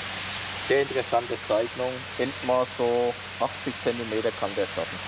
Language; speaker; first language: German; native; German